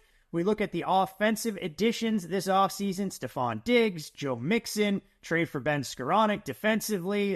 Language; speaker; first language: English; native; English